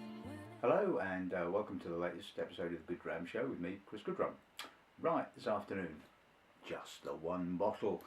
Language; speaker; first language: English; native; English